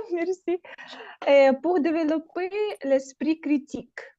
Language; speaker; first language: French; non-native, learner; Russian